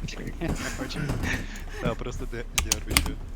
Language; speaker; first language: Russian; non-native, learner; English